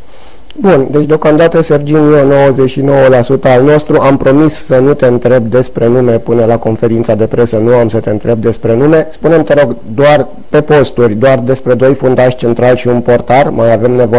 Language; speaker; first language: Romanian; native; Romanian